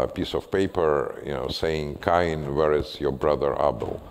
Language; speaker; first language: English; non-native, fluent; Russian